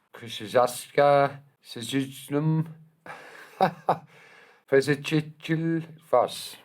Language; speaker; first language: Polish; non-native, learner; English